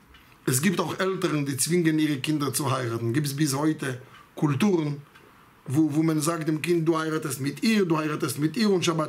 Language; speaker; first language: German; non-native, fluent; Hebrew